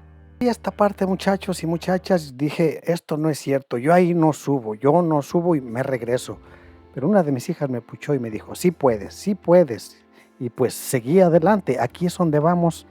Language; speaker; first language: Spanish; native; Spanish